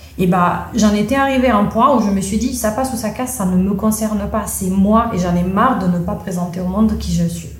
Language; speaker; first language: French; non-native, fluent; Italian